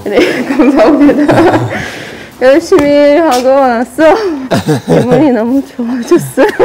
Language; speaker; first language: Korean; non-native, learner; Russian